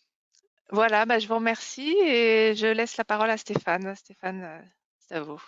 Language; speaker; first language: French; native; French